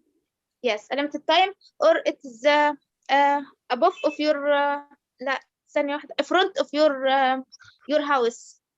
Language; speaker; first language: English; non-native, learner; Arabic